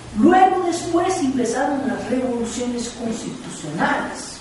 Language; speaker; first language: Spanish; non-native, fluent; Portuguese